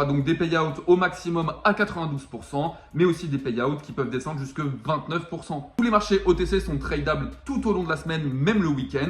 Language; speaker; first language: French; native; French